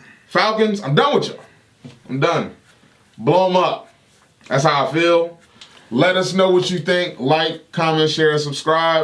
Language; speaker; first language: English; native; English